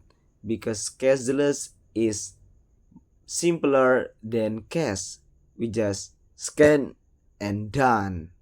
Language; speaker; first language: English; non-native, learner; Indonesian